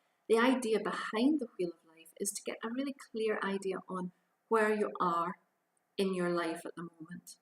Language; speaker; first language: English; native; English